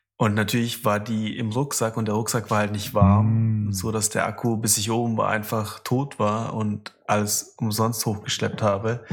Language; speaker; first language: German; non-native, fluent; Russian